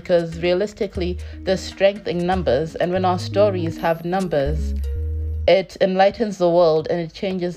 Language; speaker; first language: English; non-native, local second language; Shona